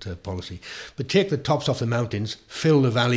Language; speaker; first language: English; native; English